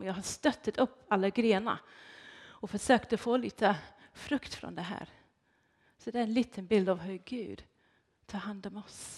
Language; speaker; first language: Swedish; non-native, fluent; English